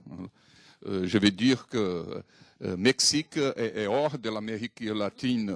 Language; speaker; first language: French; non-native, fluent; Portuguese